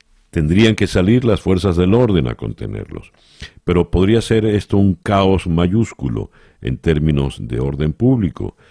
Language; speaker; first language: Spanish; native; Spanish